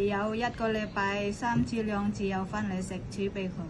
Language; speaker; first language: Cantonese; non-native, learner; Indonesian